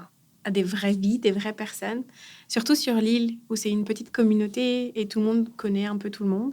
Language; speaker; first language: French; native; French